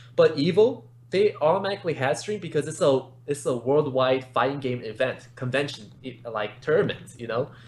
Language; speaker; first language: English; native; English